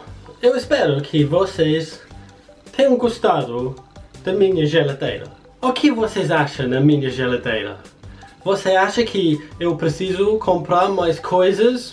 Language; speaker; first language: Portuguese; non-native, learner; English